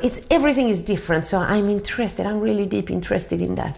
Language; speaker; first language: English; non-native, fluent; Swedish